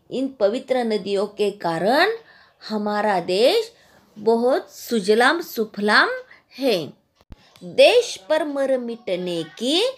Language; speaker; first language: Hindi; non-native, local second language; Marathi